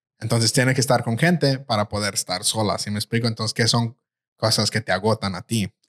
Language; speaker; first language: Spanish; early bilingual, heritage; Spanish